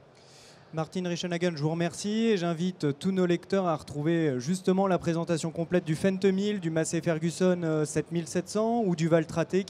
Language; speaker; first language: French; native; French